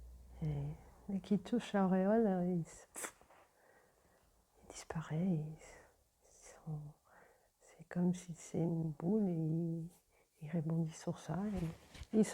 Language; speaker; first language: French; non-native, fluent; Portuguese